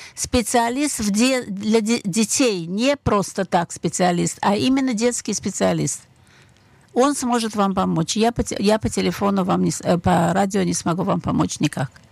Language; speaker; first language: Russian; native; Russian